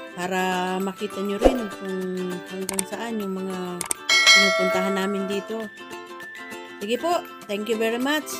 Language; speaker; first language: Filipino; non-native, local second language; Bikol